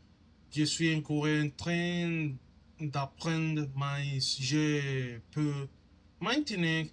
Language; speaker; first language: French; non-native, learner; Spanish